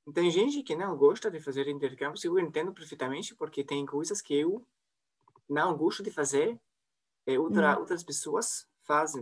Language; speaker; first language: Portuguese; non-native, fluent; French